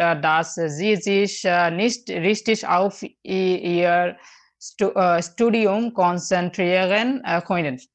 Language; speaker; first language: German; non-native, learner; Bangla